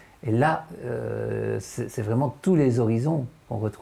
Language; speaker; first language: French; native; French